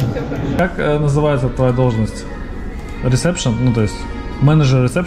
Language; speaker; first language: Russian; native; Russian